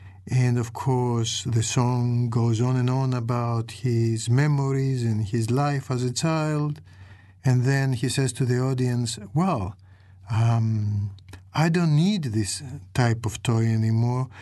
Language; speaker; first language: English; non-native, fluent; Greek